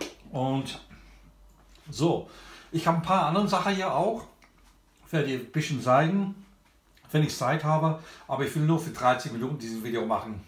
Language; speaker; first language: German; non-native, learner; English